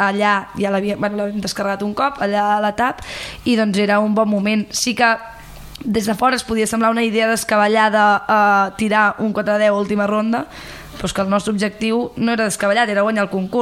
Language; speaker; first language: Catalan; native; Catalan